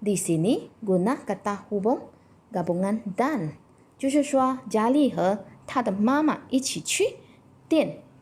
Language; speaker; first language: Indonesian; non-native, local second language; Chinese